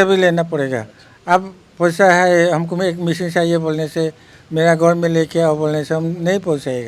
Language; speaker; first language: Hindi; non-native, local second language; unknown